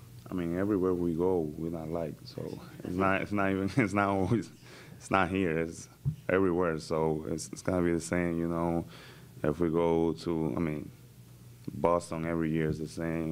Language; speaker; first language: English; non-native, fluent; Spanish